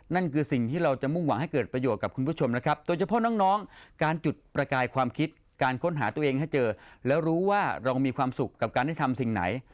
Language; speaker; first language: Thai; native; Thai